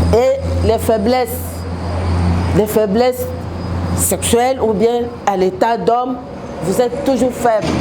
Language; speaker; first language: French; non-native, local second language; Lingala